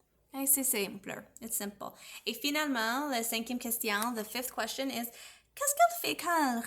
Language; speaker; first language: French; non-native, fluent; English